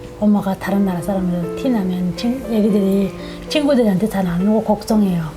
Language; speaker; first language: Korean; non-native, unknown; Sherpa